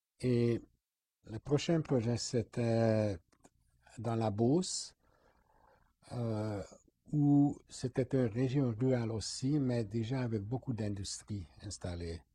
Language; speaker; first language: French; non-native, fluent; Hungarian